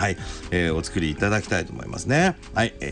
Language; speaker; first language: Japanese; native; Japanese